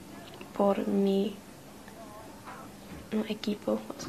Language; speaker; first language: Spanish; non-native, learner; English